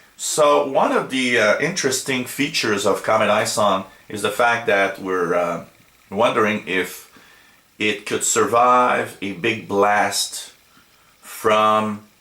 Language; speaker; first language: English; non-native, local second language; French